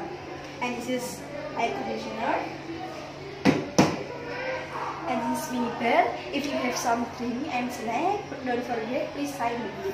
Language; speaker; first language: English; non-native, learner; Indonesian